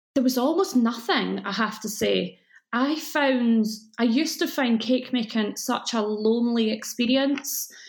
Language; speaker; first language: English; native; English